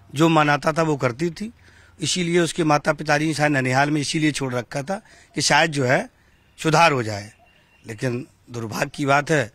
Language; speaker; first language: Hindi; native; Hindi